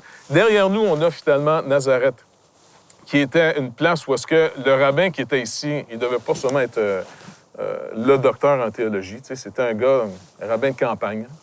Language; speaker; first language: French; native; French